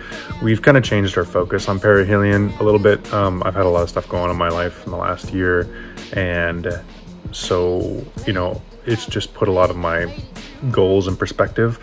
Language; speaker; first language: English; native; English